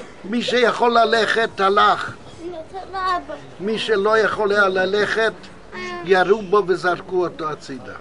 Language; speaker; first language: Hebrew; non-native, fluent; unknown